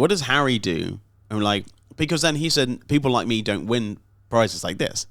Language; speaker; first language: English; native; English